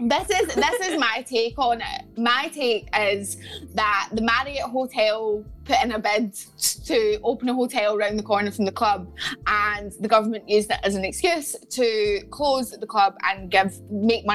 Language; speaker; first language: English; native; English